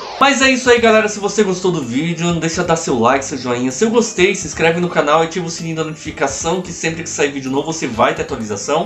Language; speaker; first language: Portuguese; native; Portuguese